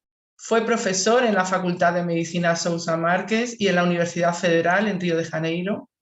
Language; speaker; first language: Spanish; native; Spanish